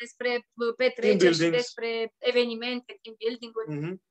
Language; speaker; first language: Romanian; native; Romanian